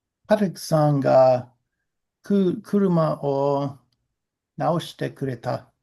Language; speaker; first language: Japanese; non-native, learner; English